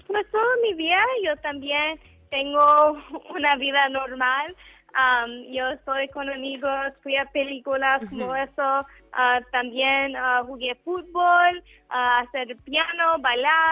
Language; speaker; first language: Spanish; non-native, learner; English